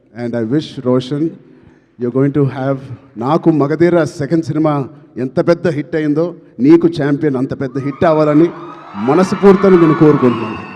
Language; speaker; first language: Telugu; native; Telugu